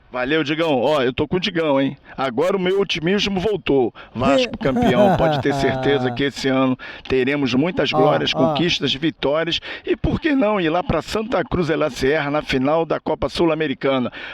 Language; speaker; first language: Portuguese; native; Portuguese